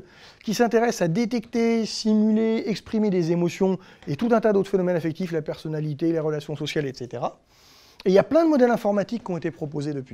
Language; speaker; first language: French; native; French